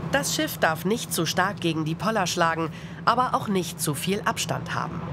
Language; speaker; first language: German; native; German